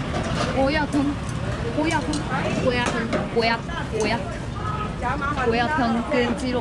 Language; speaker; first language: Chinese; non-native, fluent; Korean